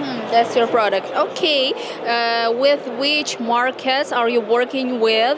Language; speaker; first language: English; non-native, learner; Ukrainian